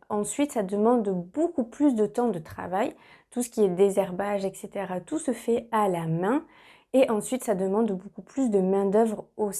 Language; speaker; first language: French; native; French